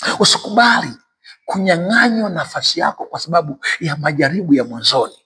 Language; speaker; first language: Swahili; native; Swahili